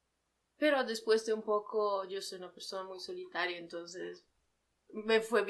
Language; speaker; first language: Spanish; non-native, fluent; Italian